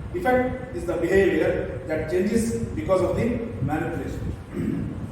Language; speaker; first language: English; non-native, local second language; Kannada